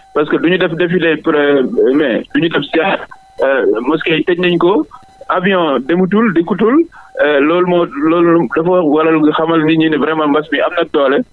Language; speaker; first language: Wolof; non-native, local second language; Fula